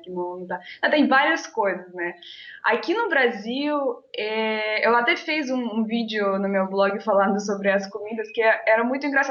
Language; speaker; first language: Portuguese; non-native, fluent; Russian